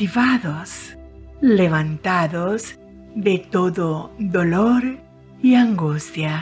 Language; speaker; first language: Spanish; native; Spanish